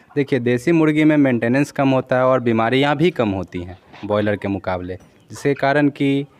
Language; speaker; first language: Hindi; native; Hindi